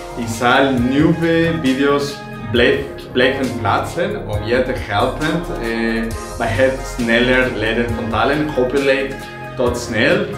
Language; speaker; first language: Dutch; non-native, learner; Spanish